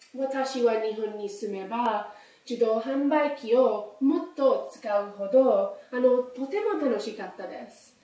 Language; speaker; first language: Japanese; non-native, learner; English